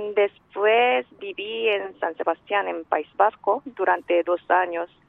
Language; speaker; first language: Spanish; non-native, fluent; Korean